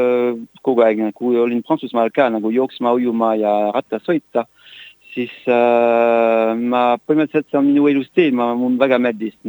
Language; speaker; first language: Estonian; non-native, learner; French